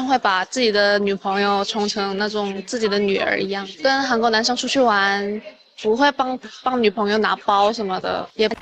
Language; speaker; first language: Chinese; non-native, fluent; Korean